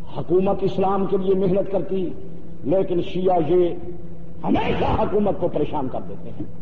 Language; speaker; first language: Urdu; non-native, local second language; Saraiki